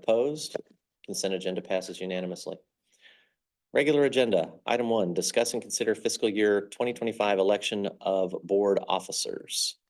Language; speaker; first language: English; native; English